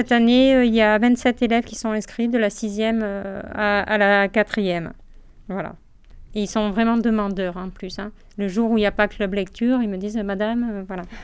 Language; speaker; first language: French; native; French